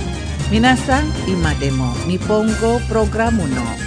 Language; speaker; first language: Japanese; non-native, fluent; Indonesian